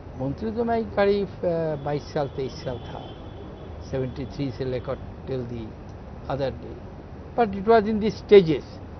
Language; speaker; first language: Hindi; non-native, local second language; Bangla